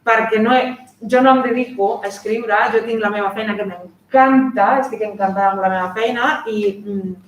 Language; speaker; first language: Catalan; non-native, fluent; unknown